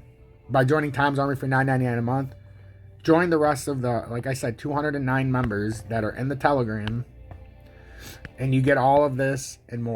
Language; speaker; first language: English; native; English